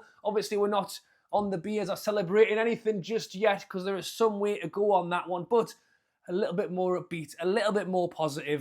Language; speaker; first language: English; native; English